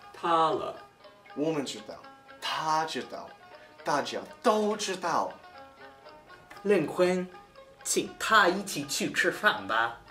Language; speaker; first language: Chinese; non-native, learner; English